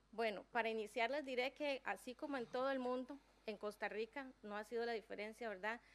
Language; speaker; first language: Spanish; native; Spanish